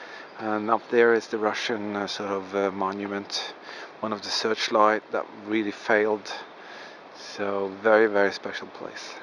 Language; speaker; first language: English; non-native, fluent; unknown